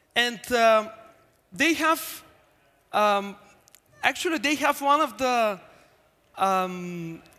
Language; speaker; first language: English; non-native, fluent; Bulgarian